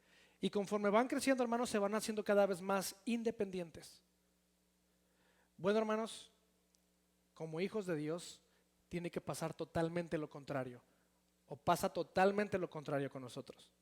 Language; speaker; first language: Spanish; native; Spanish